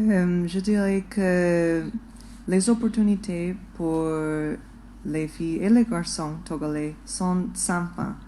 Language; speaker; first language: French; non-native, fluent; English